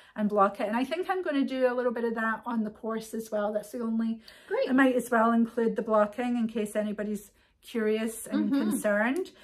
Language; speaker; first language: English; native; English